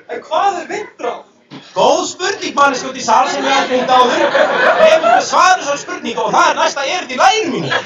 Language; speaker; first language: Icelandic; non-native, fluent; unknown